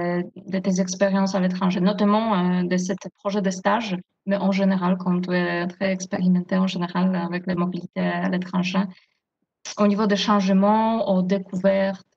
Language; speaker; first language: French; non-native, fluent; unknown